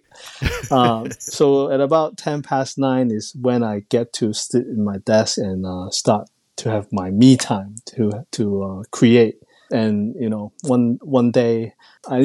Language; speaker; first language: English; non-native, local second language; Cantonese